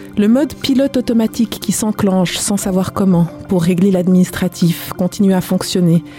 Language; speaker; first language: French; native; French